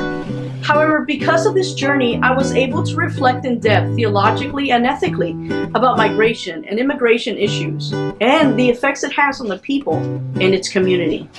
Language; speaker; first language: English; non-native, local second language; Spanish